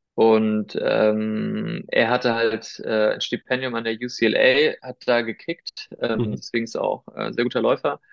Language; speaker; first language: German; early bilingual, other home language; Spanish